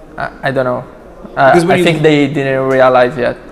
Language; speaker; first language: English; non-native, learner; Portuguese